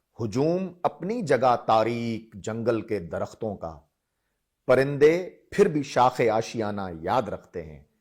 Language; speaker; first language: Urdu; non-native, local second language; Sindhi